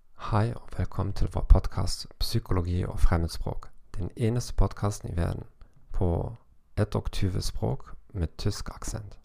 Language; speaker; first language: Norwegian; non-native, learner; German